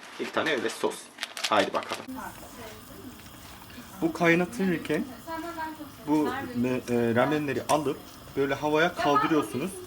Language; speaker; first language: Turkish; non-native, fluent; Korean